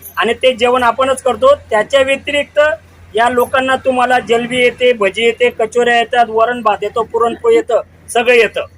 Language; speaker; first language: Marathi; native; Marathi